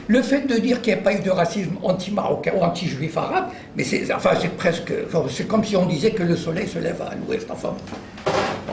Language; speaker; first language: French; native; French